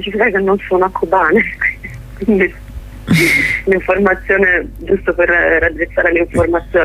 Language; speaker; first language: Italian; native; Italian